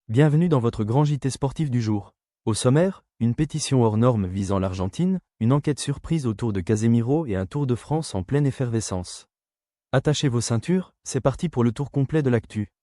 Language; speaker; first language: French; native; French